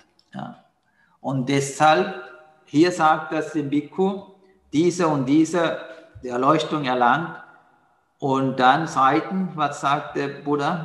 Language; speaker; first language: German; non-native, fluent; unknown